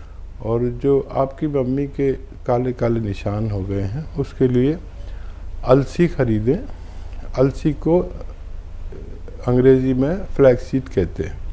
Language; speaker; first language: Hindi; native; Hindi